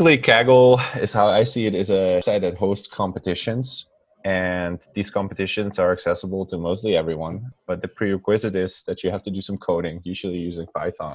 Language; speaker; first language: English; non-native, fluent; Dutch